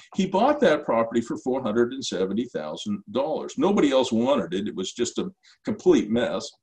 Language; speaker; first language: English; native; English